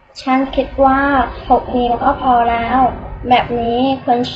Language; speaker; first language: Thai; non-native, learner; Chinese